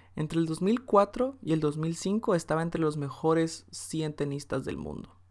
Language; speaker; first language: Spanish; early bilingual, heritage; Spanish